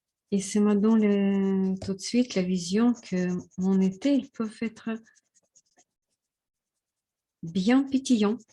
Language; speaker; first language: French; non-native, fluent; Russian